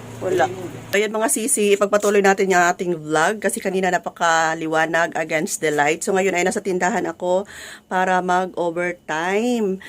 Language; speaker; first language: Filipino; non-native, local second language; Cebuano